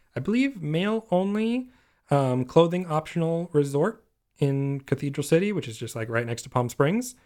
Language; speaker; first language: English; native; English